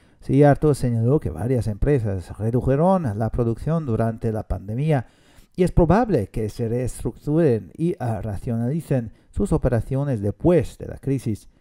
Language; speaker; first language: Spanish; non-native, fluent; Hungarian